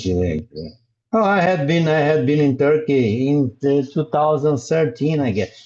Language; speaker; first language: English; non-native, learner; Portuguese